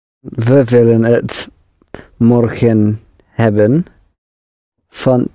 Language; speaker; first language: Dutch; non-native, learner; English